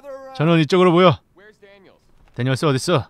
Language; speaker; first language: Korean; native; Korean